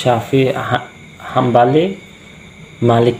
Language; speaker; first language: Indonesian; non-native, learner; Turkish